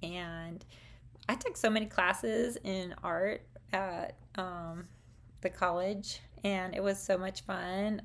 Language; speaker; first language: English; native; English